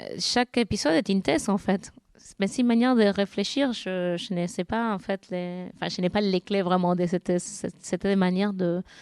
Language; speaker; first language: French; non-native, fluent; Spanish